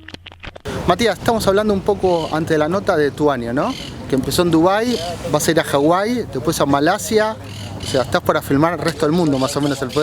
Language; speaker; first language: Spanish; native; Spanish